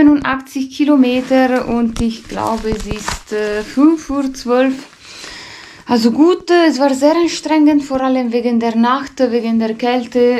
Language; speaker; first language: German; non-native, fluent; Italian